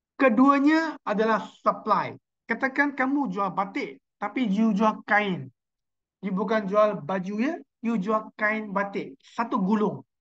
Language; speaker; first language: Malay; native; Malay